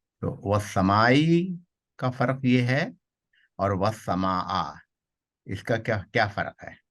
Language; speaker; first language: Urdu; native; Urdu